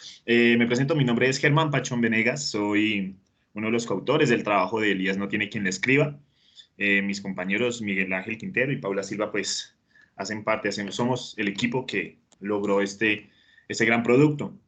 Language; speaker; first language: Spanish; native; Spanish